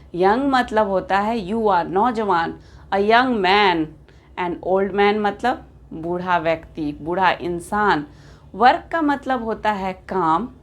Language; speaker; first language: Hindi; native; Hindi